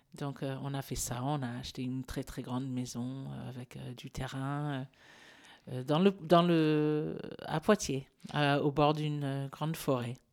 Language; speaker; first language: French; non-native, fluent; English